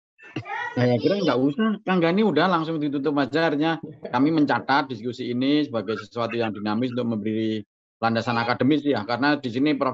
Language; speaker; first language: Indonesian; native; Indonesian